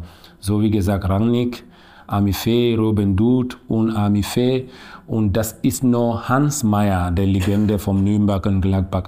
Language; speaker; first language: German; non-native, learner; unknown